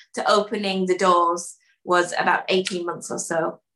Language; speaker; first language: English; early bilingual, other home language; Dutch